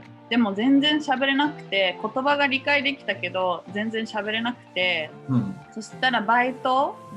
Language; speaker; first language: Japanese; non-native, fluent; English